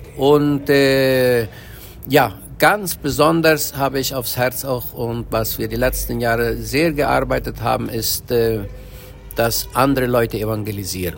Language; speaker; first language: German; early bilingual, heritage; Low German